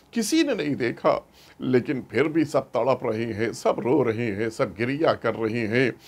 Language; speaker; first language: Urdu; native; Urdu